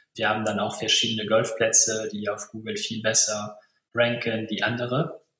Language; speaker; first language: German; non-native, local second language; Luxembourgish